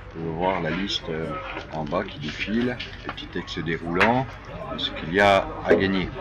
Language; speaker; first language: French; native; French